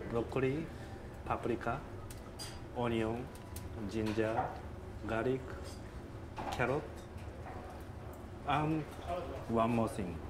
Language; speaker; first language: English; non-native, learner; Japanese